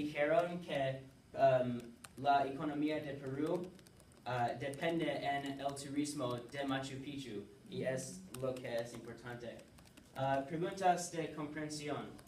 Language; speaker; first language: Spanish; non-native, learner; English